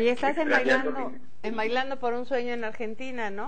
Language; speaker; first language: Spanish; native; Spanish